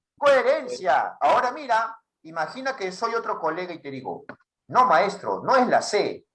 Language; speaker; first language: Spanish; native; Spanish